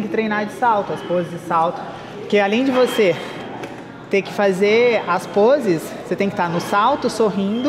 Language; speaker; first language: Portuguese; native; Portuguese